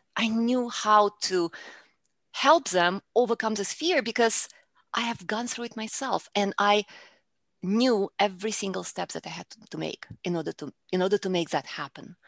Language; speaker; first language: English; non-native, fluent; Russian